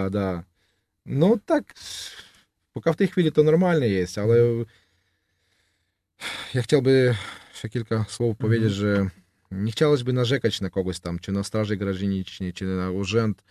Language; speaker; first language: Polish; non-native, learner; Russian